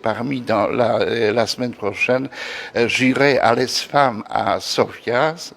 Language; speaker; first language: French; non-native, fluent; Polish